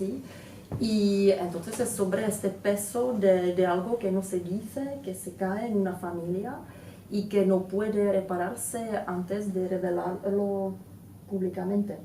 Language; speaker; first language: Spanish; non-native, fluent; Czech